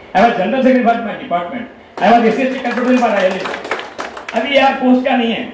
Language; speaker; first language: Hindi; non-native, local second language; Telugu